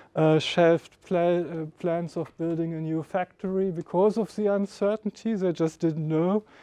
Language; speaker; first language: English; non-native, fluent; German